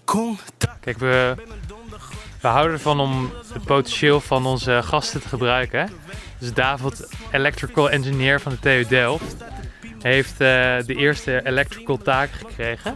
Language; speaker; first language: Dutch; native; Dutch